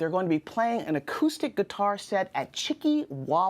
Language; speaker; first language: English; native; English